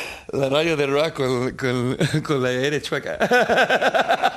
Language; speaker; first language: Spanish; early bilingual, heritage; Spanish